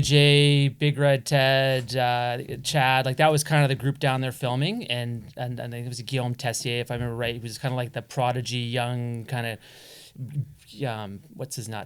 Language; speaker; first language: English; native; English